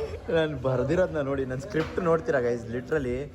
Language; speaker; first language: Kannada; native; Kannada